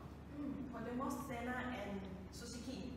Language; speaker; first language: Spanish; non-native, learner; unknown